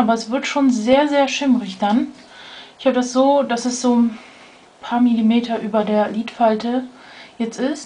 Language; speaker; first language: German; native; German